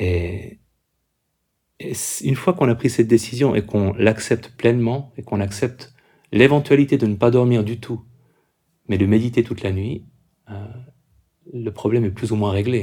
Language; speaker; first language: French; native; French